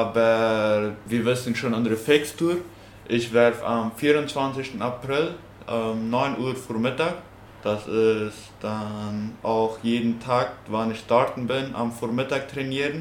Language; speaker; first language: German; non-native, local second language; Plautdietsch